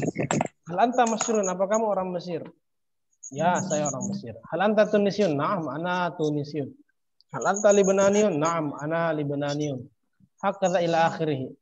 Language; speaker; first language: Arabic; non-native, fluent; Indonesian